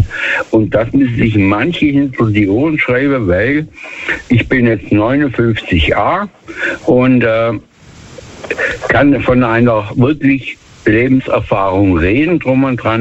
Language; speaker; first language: German; native; German